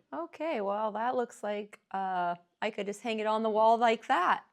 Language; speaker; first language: English; native; English